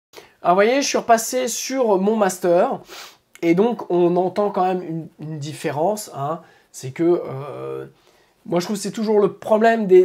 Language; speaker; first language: French; native; French